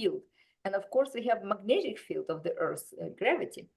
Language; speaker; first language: English; non-native, fluent; Russian